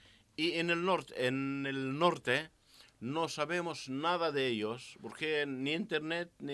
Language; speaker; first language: Spanish; non-native, learner; Arabic